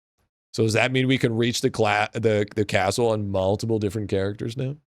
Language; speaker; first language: English; native; English